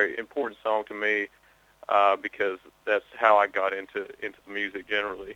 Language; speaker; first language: English; native; English